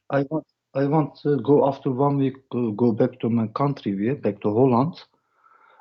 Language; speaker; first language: English; non-native, learner; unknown